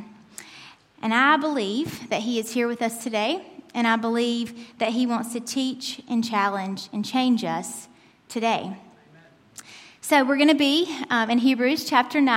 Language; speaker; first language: English; native; English